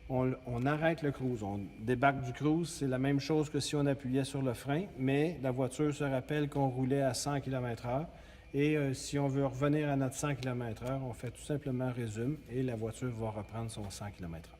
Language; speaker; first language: French; native; French